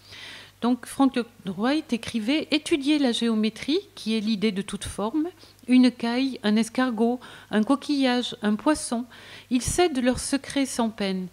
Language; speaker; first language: French; native; French